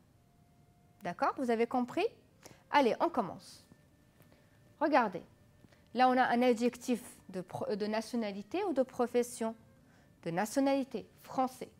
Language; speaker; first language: French; non-native, fluent; Arabic